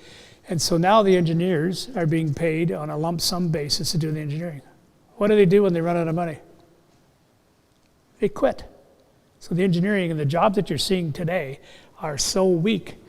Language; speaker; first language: English; native; English